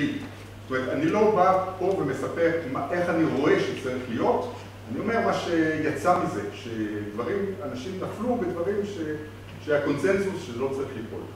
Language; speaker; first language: Hebrew; non-native, fluent; French